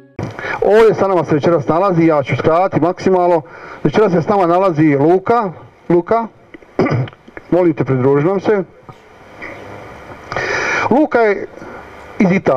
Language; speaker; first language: Croatian; native; Croatian